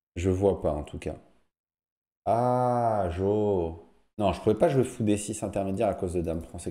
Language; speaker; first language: French; native; French